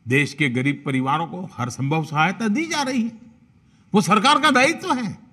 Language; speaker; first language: Hindi; non-native, local second language; Gujarati